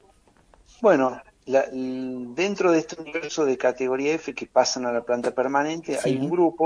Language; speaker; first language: Spanish; native; Spanish